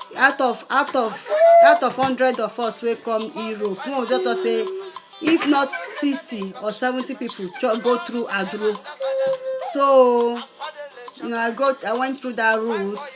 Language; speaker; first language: Nigerian Pidgin; non-native, local second language; Igbo